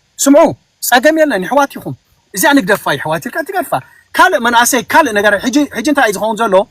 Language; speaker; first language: Tigrinya; early bilingual, heritage; Tigrinya